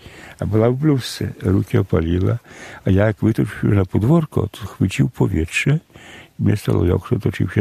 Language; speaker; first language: Polish; non-native, local second language; Belarusian